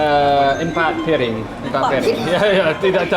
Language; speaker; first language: Indonesian; non-native, learner; English